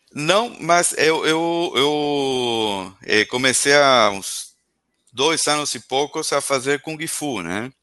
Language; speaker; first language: Portuguese; non-native, fluent; Spanish